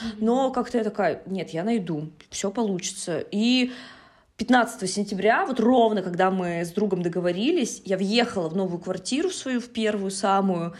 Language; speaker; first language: Russian; native; Russian